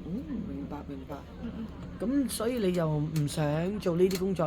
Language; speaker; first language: Cantonese; native; Cantonese